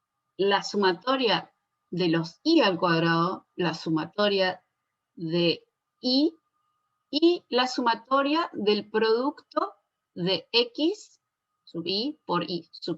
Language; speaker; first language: Spanish; native; Spanish